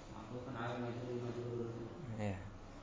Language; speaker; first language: Arabic; non-native, learner; Indonesian